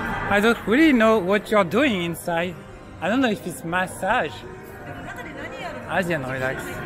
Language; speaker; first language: English; non-native, learner; French